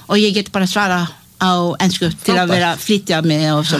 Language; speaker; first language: Icelandic; non-native, learner; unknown